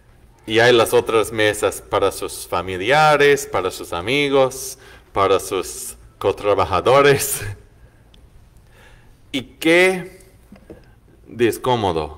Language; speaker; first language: Spanish; non-native, fluent; English